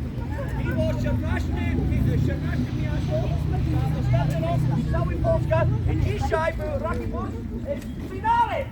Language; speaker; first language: Polish; non-native, learner; English